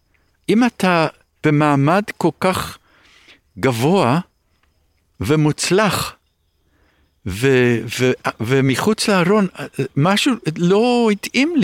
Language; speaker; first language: Hebrew; early bilingual, other home language; English